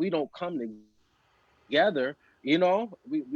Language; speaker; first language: English; native; English